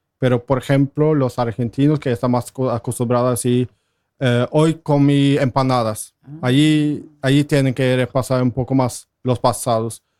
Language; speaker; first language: Spanish; non-native, fluent; Norwegian